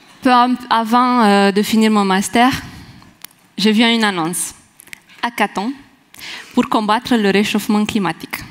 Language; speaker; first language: French; non-native, fluent; Romanian